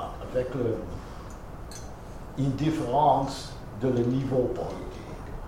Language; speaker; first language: French; non-native, fluent; English